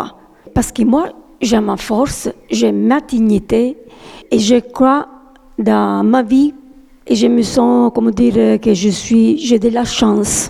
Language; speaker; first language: French; non-native, fluent; Italian